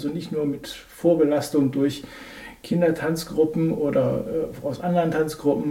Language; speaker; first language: German; native; German